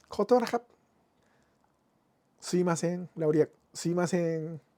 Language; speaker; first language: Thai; non-native, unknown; Japanese